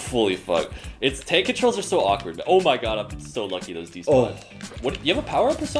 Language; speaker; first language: English; native; English